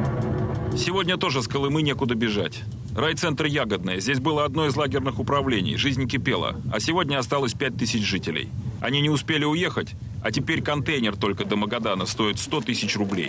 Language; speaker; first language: Russian; native; Russian